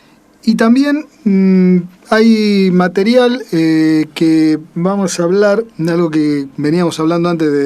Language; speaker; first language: Spanish; native; Spanish